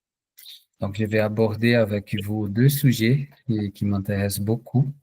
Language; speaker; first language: French; non-native, fluent; Portuguese